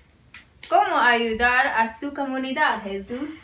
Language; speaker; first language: Spanish; non-native, learner; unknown